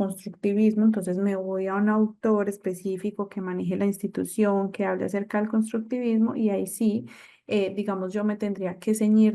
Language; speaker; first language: Spanish; native; Spanish